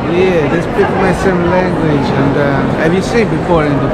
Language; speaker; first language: English; non-native, learner; Italian